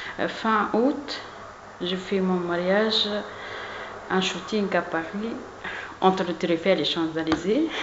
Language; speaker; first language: French; non-native, learner; Arabic